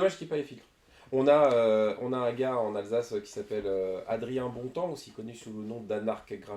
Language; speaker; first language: French; native; French